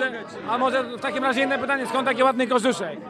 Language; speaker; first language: Polish; native; Polish